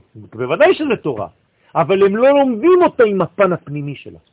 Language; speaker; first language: Hebrew; non-native, fluent; French